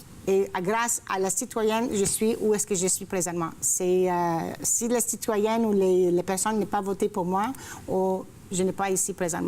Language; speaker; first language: French; non-native, fluent; Greek